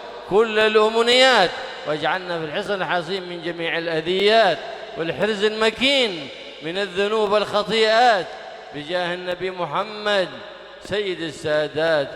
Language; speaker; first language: Arabic; native; Arabic